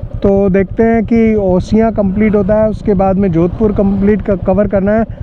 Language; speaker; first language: Hindi; native; Hindi